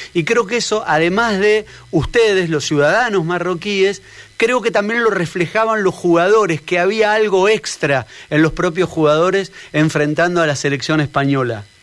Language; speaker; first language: Spanish; native; Spanish